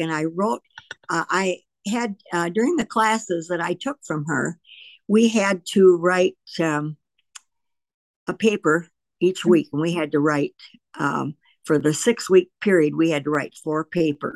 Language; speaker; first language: English; native; English